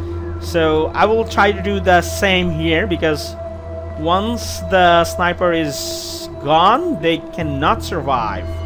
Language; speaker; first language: English; non-native, fluent; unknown